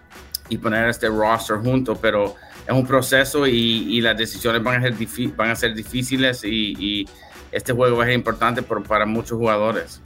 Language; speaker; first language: Spanish; early bilingual, heritage; English